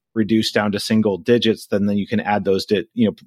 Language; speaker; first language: English; native; English